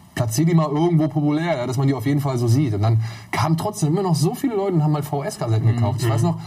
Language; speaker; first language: German; native; German